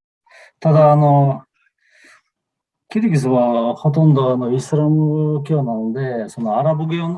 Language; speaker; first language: Japanese; non-native, fluent; Kyrgyz